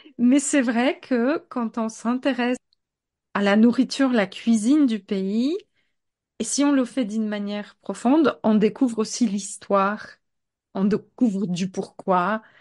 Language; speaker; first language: French; non-native, fluent; Polish